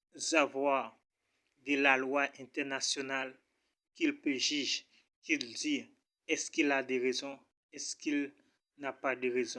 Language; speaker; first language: French; non-native, local second language; Haitian Creole